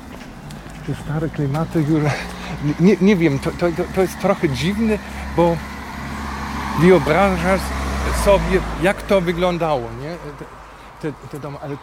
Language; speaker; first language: Polish; non-native, fluent; German